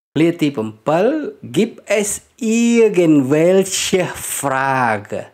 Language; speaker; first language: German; non-native, learner; Khmer